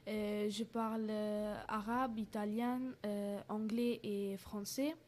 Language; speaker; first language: French; non-native, learner; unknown